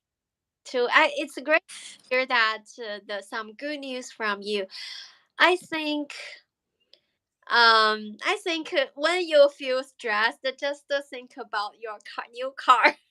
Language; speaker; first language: English; non-native, learner; Chinese